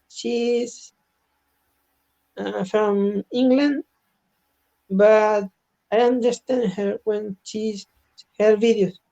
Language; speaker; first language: English; non-native, learner; Spanish